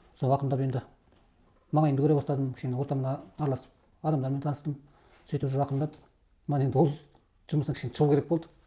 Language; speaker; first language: Kazakh; early bilingual, heritage; Kazakh